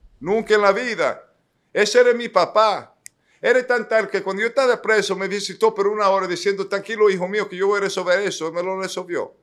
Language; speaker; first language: Spanish; non-native, fluent; Italian